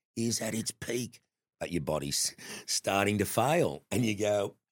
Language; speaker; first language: English; native; English